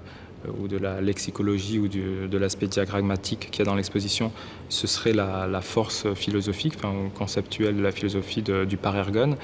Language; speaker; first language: French; native; French